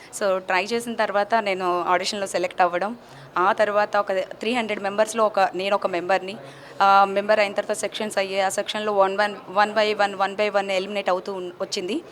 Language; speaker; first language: Telugu; native; Telugu